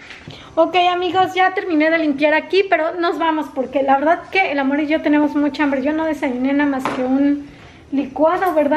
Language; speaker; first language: Spanish; native; Spanish